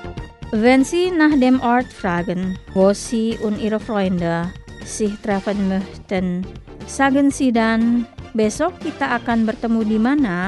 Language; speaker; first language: German; non-native, fluent; Indonesian